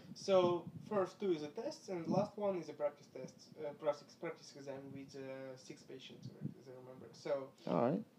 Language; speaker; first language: English; non-native, fluent; Russian